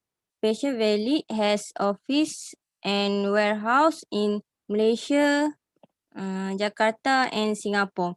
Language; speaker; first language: English; non-native, learner; Malay